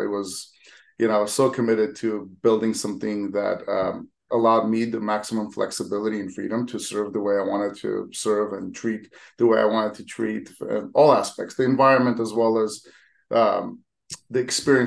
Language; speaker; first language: English; early bilingual, other home language; Armenian